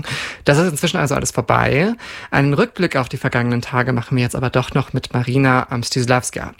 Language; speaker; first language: German; native; German